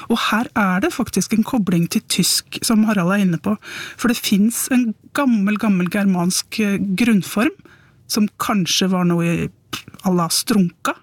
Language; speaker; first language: Norwegian; native; Norwegian